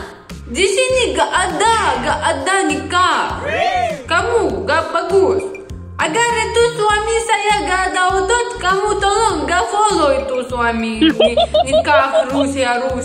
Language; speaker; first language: Indonesian; non-native, learner; Russian